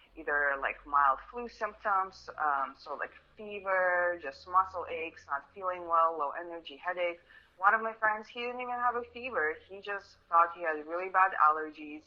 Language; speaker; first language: English; early bilingual, other home language; Russian